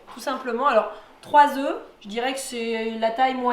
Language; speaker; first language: French; native; French